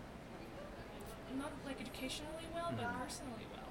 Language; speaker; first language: English; non-native, fluent; Russian